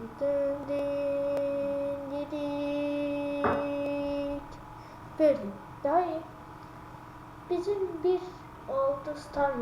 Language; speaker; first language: Turkish; non-native, learner; Azerbaijani